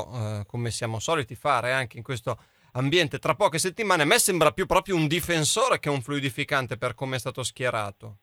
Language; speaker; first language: Italian; native; Italian